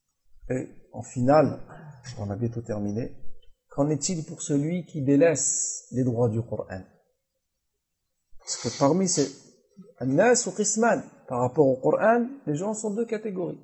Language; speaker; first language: French; native; French